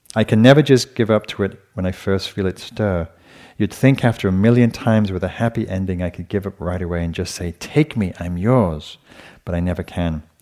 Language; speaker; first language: English; native; English